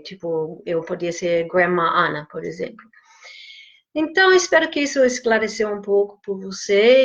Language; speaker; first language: Portuguese; non-native, fluent; English